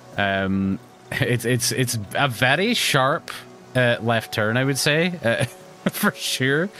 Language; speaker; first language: English; native; English